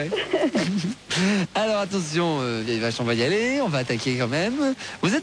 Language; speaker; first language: French; native; French